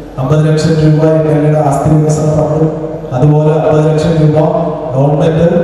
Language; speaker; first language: Malayalam; native; Malayalam